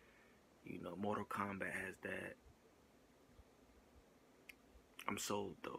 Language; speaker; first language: English; native; English